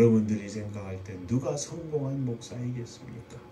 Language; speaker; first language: Korean; native; Korean